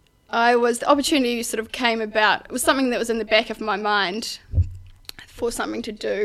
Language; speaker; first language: English; native; English